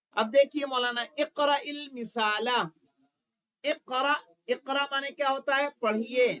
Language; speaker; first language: Urdu; native; Urdu